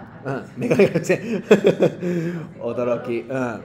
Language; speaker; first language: Japanese; non-native, fluent; Spanish